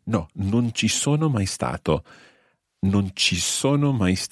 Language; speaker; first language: Italian; non-native, fluent; English